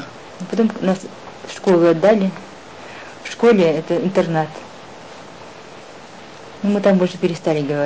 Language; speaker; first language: Russian; non-native, local second language; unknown